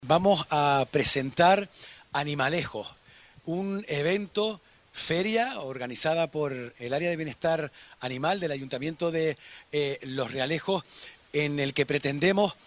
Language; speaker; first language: Spanish; native; Spanish